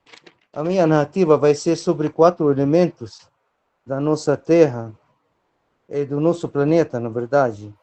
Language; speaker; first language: Portuguese; non-native, fluent; Arabic